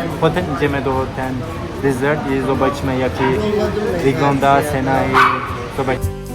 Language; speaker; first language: Polish; non-native, learner; Turkish